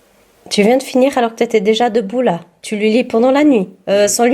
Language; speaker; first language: French; native; French